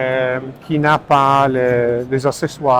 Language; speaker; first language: French; non-native, learner; Italian